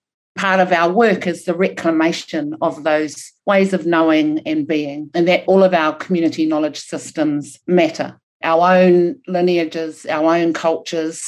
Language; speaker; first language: English; non-native, local second language; Māori